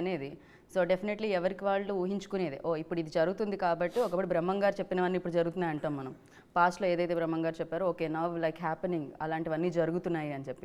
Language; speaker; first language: Telugu; native; Telugu